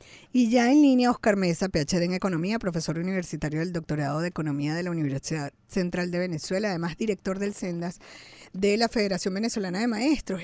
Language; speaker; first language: Spanish; native; Spanish